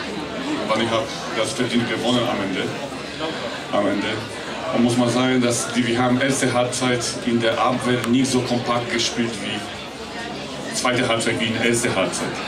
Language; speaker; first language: German; non-native, fluent; Polish